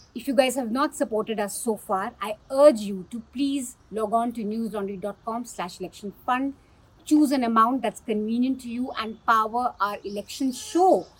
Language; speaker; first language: English; non-native, local second language; Hindi